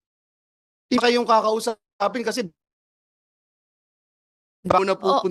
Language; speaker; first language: Filipino; native; Filipino